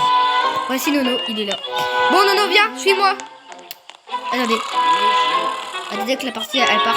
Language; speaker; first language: French; native; French